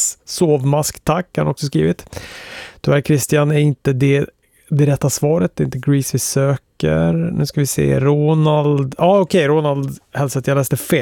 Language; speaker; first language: Swedish; native; Swedish